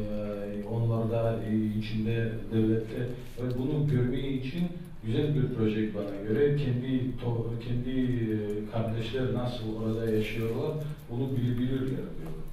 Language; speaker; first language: Turkish; non-native, learner; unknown